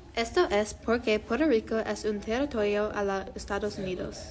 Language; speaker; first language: Spanish; non-native, learner; English